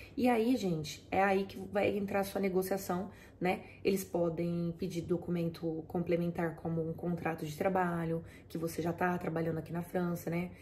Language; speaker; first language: Portuguese; native; Portuguese